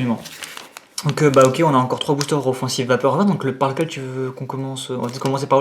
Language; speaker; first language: French; native; French